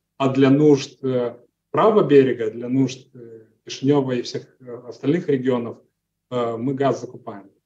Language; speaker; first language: Russian; non-native, local second language; Romanian